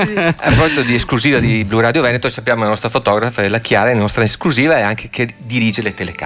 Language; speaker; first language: Italian; native; Italian